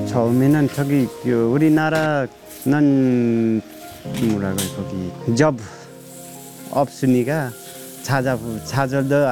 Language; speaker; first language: Korean; non-native, learner; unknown